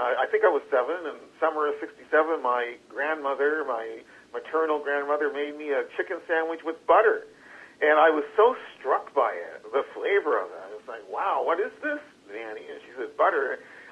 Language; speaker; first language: English; native; English